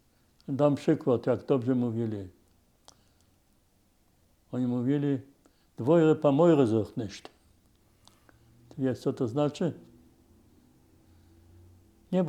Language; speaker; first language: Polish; non-native, local second language; Yiddish